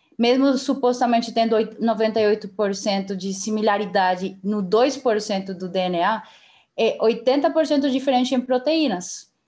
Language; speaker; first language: Portuguese; non-native, fluent; Spanish